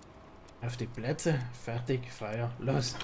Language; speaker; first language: German; native; German